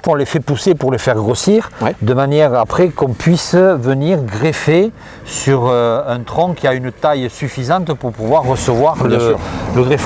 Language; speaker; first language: French; native; French